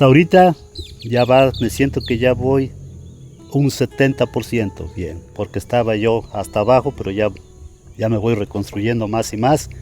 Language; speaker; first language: Spanish; native; Spanish